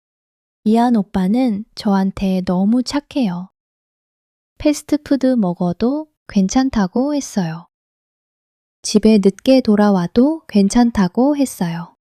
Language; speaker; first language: Korean; early bilingual, heritage; English